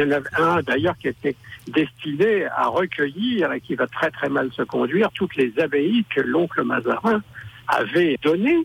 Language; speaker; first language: French; native; French